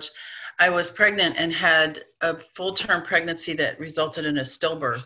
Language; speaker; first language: English; native; English